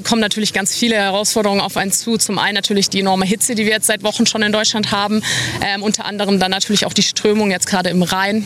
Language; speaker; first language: German; native; German